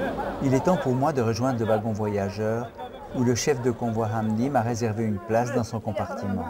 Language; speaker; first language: French; native; French